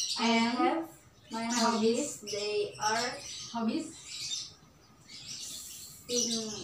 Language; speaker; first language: English; non-native, learner; Indonesian